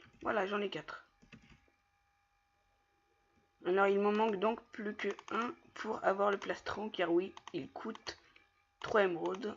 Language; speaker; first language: French; native; French